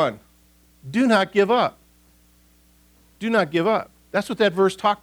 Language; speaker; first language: English; native; English